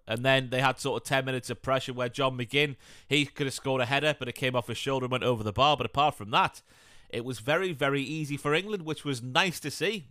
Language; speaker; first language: English; native; English